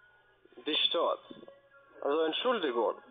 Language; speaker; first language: German; non-native, learner; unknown